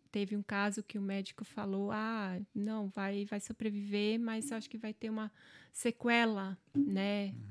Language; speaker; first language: Portuguese; non-native, local second language; German